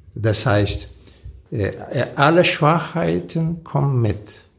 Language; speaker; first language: German; early bilingual, other home language; Portuguese